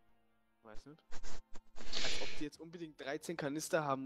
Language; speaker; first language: German; native; German